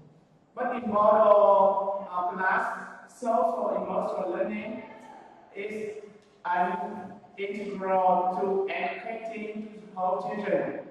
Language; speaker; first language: English; non-native, learner; Vietnamese